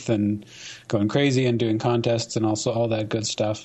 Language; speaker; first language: English; native; English